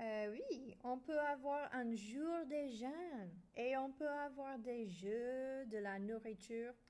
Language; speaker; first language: French; non-native, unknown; English